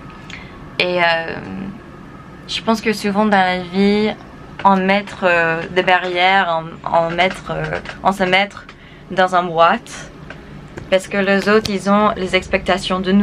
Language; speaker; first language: French; non-native, fluent; English